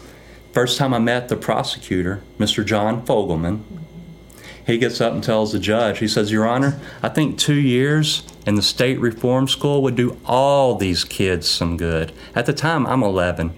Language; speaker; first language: English; native; English